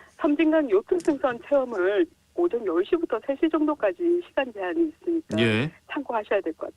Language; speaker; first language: Korean; native; Korean